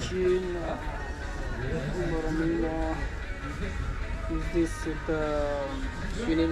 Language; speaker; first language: Russian; non-native, learner; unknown